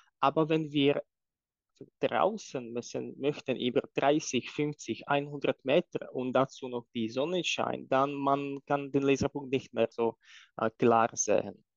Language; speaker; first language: German; non-native, fluent; Czech